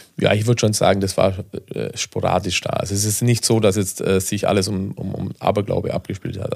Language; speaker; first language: German; native; German